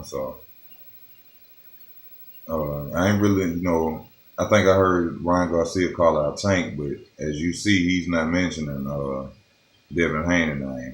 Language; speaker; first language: English; native; English